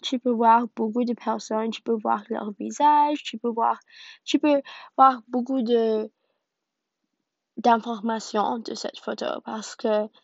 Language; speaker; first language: French; non-native, learner; English